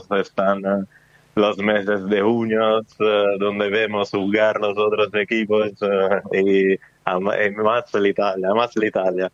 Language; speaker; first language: Spanish; non-native, fluent; Italian